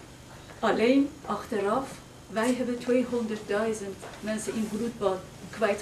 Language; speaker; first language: Dutch; non-native, fluent; Persian